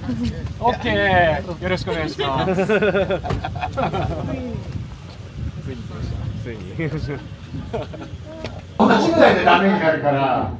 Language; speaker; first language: Japanese; native; Japanese